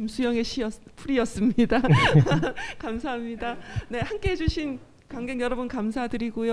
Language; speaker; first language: Korean; native; Korean